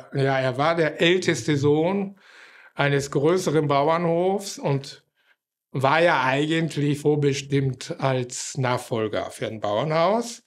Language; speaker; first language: German; non-native, fluent; Japanese